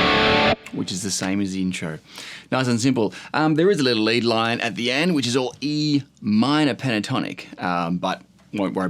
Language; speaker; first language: English; native; English